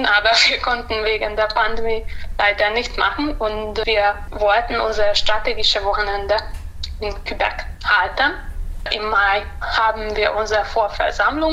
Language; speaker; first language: German; non-native, local second language; Hungarian